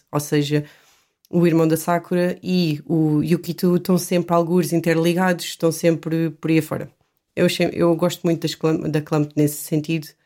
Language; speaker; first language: Portuguese; native; Portuguese